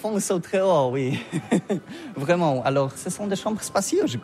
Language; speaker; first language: French; non-native, fluent; Polish